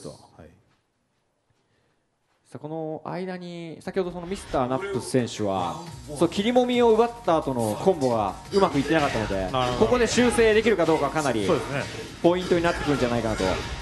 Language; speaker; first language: Japanese; native; Japanese